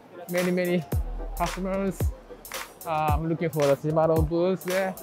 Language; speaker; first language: English; non-native, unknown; Japanese